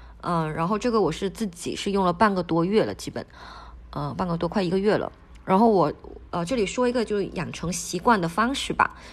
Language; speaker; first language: Chinese; non-native, local second language; Min Nan Chinese